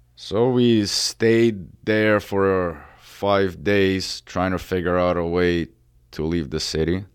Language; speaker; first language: English; early bilingual, other home language; Ukrainian